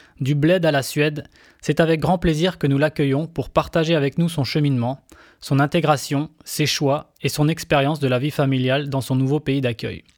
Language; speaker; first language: French; native; French